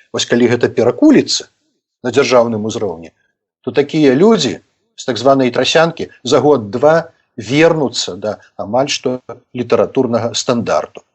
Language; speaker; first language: Belarusian; native; Belarusian